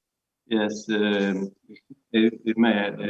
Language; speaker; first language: English; non-native, fluent; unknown